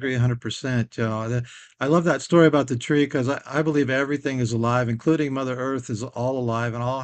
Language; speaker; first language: English; native; English